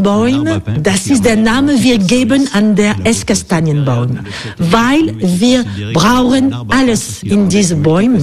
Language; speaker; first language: German; non-native, fluent; French